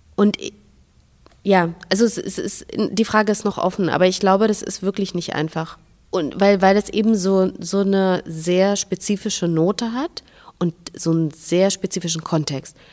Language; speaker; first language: German; non-native, fluent; Belarusian